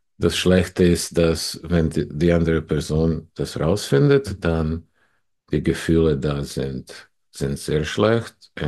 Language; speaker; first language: German; non-native, fluent; English